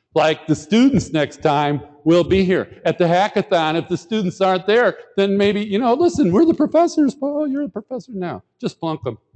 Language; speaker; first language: English; native; English